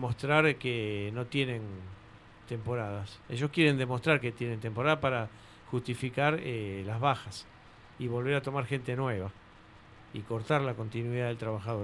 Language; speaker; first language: Spanish; native; Spanish